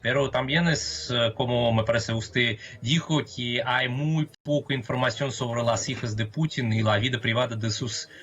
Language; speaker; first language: Spanish; non-native, fluent; Russian